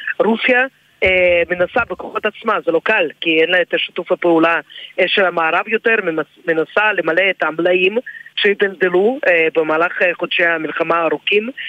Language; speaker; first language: Hebrew; non-native, fluent; Russian